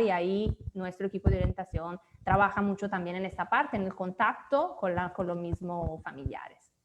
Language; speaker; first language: Spanish; native; Spanish